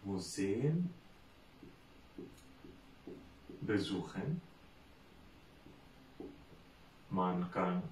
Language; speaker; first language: German; non-native, fluent; Bangla